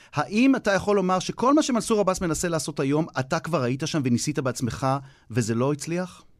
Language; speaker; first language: Hebrew; native; Hebrew